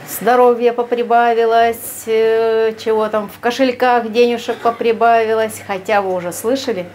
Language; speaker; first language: Russian; native; Russian